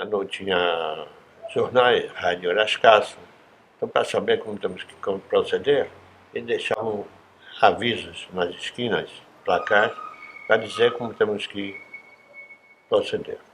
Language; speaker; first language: Portuguese; non-native, fluent; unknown